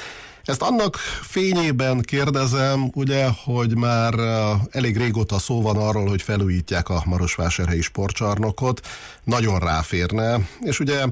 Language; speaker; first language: Hungarian; native; Hungarian